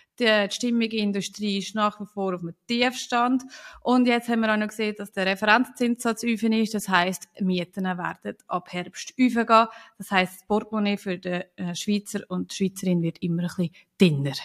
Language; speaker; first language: German; native; German